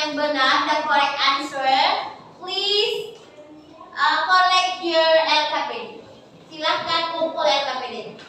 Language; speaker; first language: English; non-native, learner; Indonesian